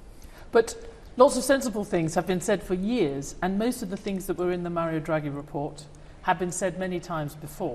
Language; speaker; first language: English; native; English